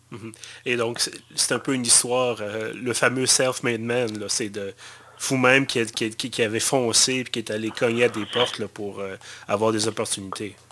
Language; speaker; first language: French; native; French